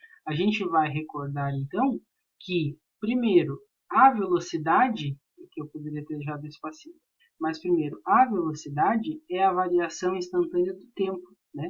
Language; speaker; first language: Portuguese; native; Portuguese